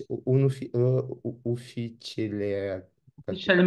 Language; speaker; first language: Italian; non-native, learner; Russian